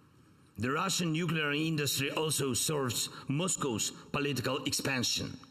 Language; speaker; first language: English; non-native, fluent; Ukrainian